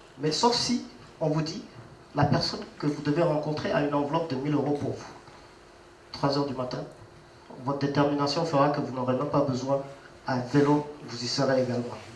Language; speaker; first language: French; non-native, local second language; Wolof